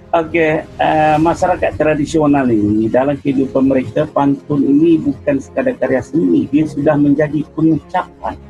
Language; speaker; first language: Malay; native; Malay